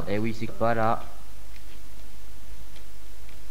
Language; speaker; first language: French; native; French